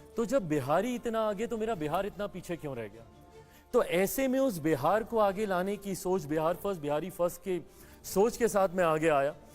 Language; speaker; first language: Hindi; native; Hindi